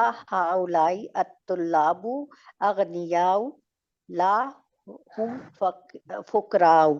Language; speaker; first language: Arabic; non-native, learner; Urdu